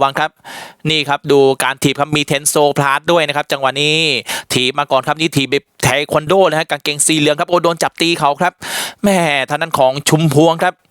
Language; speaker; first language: Thai; native; Thai